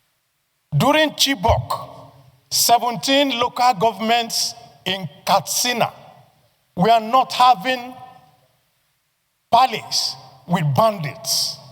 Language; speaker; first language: English; non-native, local second language; Igbo